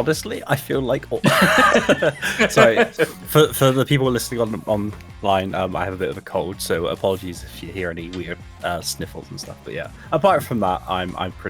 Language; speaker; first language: English; native; English